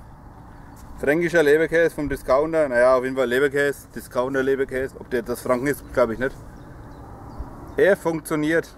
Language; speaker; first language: German; native; German